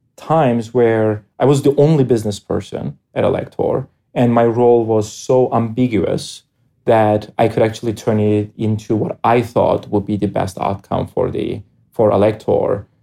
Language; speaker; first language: English; non-native, fluent; Greek